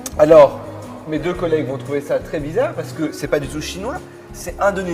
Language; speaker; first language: French; native; French